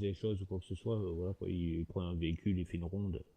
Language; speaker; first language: French; native; French